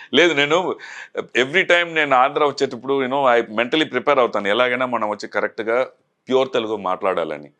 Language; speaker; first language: Telugu; native; Telugu